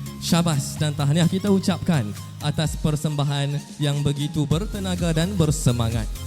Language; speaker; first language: Malay; native; Malay